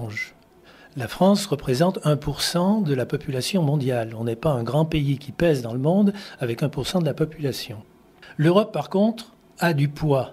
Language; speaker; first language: French; native; French